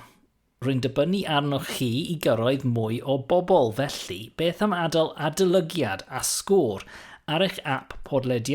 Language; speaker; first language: Welsh; non-native, fluent; English